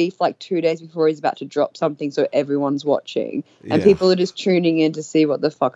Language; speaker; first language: English; native; English